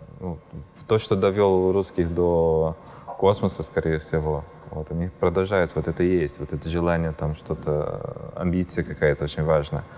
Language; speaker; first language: Russian; non-native, fluent; Portuguese